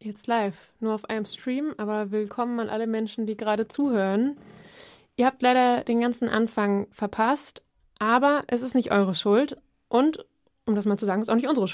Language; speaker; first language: German; native; German